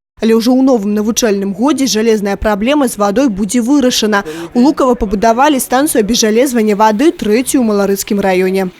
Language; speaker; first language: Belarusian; native; Belarusian